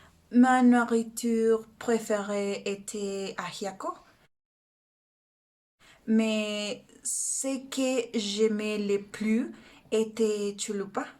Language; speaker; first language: French; non-native, learner; Spanish